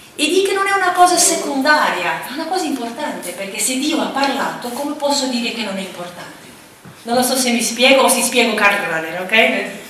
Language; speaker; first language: Italian; non-native, fluent; Portuguese